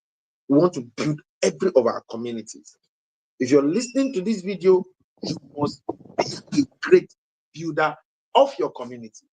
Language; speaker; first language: English; non-native, local second language; Yoruba